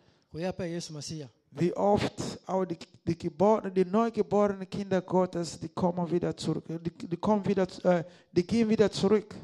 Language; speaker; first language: German; non-native, learner; Lingala